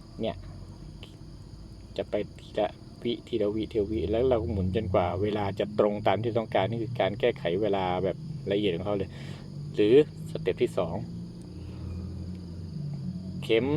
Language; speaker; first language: Thai; native; Thai